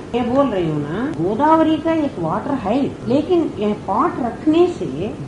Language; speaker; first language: Hindi; non-native, local second language; Telugu